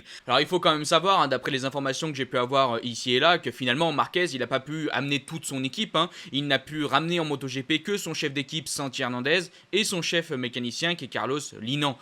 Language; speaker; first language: French; native; French